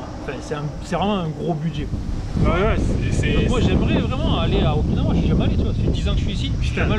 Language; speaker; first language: French; native; French